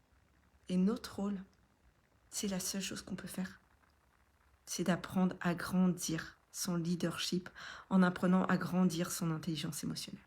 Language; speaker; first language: French; native; French